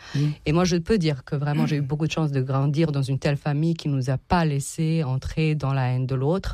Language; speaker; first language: French; non-native, fluent; Serbian